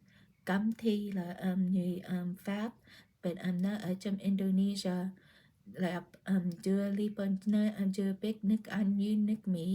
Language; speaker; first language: Vietnamese; early bilingual, heritage; Vietnamese